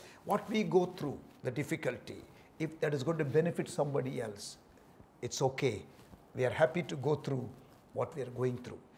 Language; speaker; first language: English; non-native, local second language; Tamil